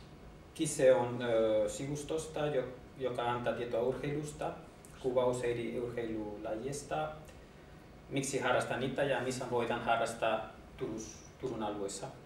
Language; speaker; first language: Finnish; non-native, learner; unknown